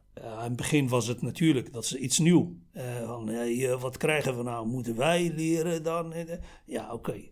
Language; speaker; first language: Dutch; non-native, fluent; Arabic